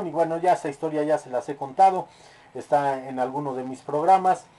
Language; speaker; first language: Spanish; native; Spanish